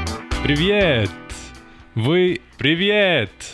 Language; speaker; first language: Russian; non-native, learner; German